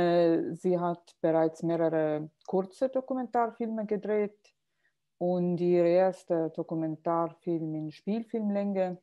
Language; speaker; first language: German; non-native, fluent; Estonian